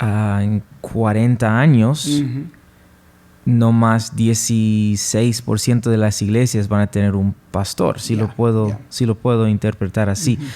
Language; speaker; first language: Spanish; non-native, fluent; English